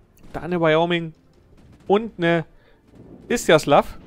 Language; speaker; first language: German; native; German